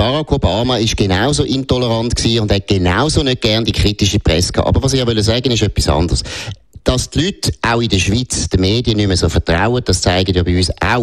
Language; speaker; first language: German; native; German